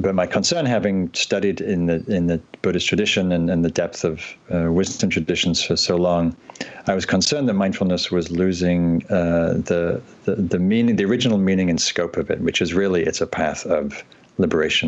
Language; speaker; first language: English; native; English